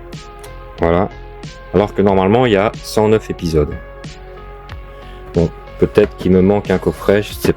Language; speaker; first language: French; native; French